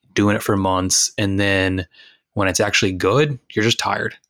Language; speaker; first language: English; native; English